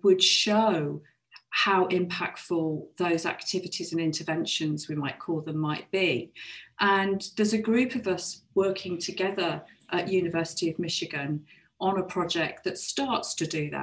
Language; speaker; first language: English; native; English